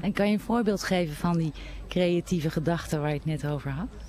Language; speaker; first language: Dutch; native; Dutch